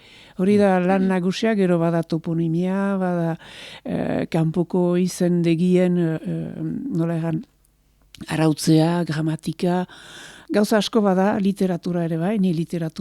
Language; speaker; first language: Basque; native; Basque